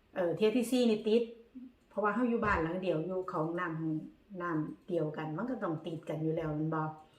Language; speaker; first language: Thai; native; Thai